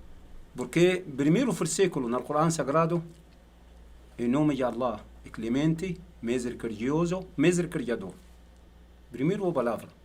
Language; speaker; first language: Portuguese; non-native, learner; Arabic